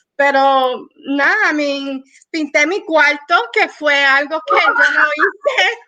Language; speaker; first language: Spanish; early bilingual, heritage; Spanish